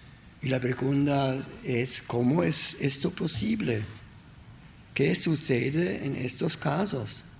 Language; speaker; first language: Spanish; non-native, learner; German